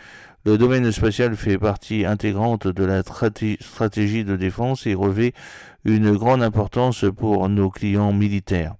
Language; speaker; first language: French; native; French